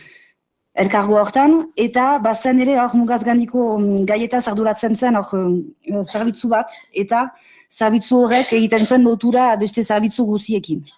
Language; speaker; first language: Basque; native; Basque